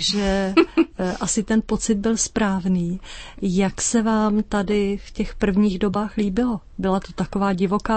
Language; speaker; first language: Czech; native; Czech